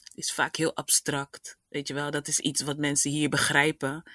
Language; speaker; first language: Dutch; native; Dutch